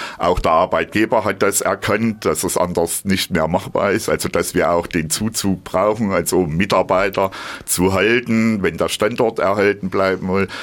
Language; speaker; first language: German; native; German